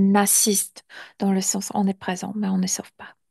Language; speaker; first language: French; non-native, fluent; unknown